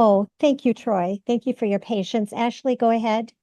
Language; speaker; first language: English; native; English